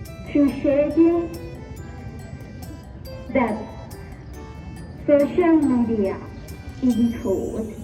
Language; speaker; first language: English; non-native, learner; Thai